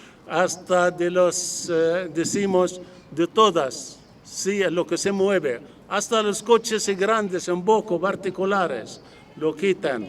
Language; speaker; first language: Spanish; non-native, fluent; Arabic